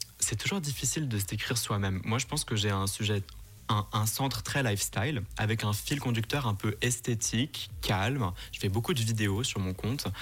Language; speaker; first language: French; early bilingual, other home language; Persian